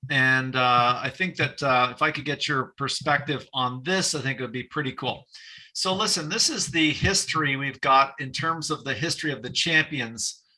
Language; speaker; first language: English; native; English